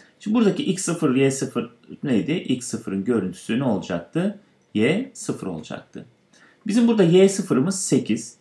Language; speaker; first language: Turkish; native; Turkish